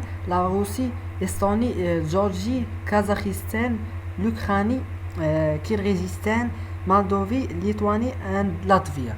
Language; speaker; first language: French; non-native, learner; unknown